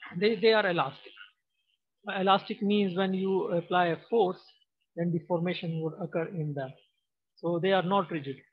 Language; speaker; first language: English; non-native, local second language; Pashto